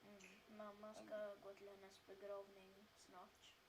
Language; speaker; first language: Swedish; early bilingual, other home language; Turkish